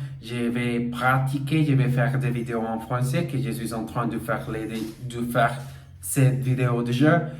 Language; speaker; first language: French; non-native, learner; Portuguese